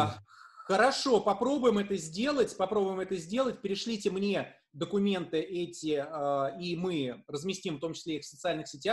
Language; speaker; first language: Russian; native; Russian